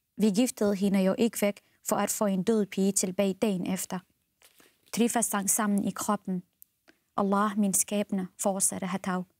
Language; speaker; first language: Danish; non-native, fluent; Central Kurdish